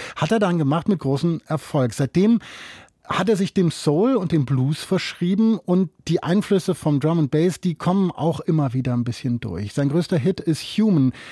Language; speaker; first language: German; native; German